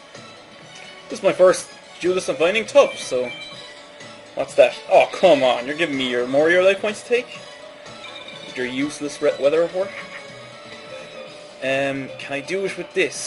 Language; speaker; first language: English; native; English